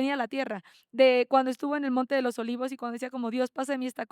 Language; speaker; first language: Spanish; native; Spanish